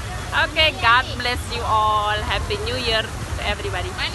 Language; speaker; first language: English; non-native, learner; Indonesian